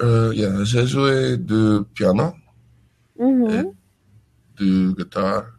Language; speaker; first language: French; non-native, learner; English